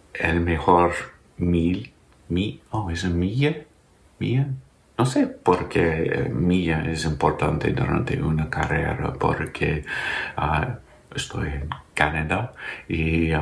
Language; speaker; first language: Spanish; non-native, learner; English